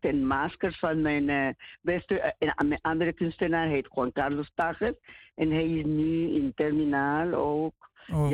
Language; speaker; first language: Dutch; non-native, learner; Spanish